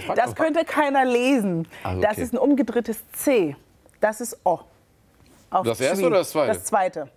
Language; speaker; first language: German; early bilingual, other home language; Akan